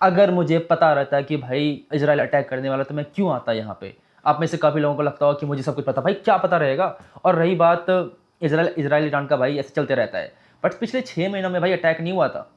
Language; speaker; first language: Hindi; native; Hindi